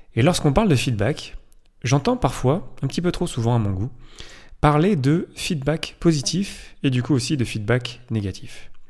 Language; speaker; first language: French; native; French